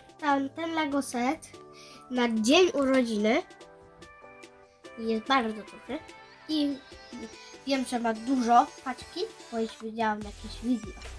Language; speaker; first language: Polish; early bilingual, heritage; Polish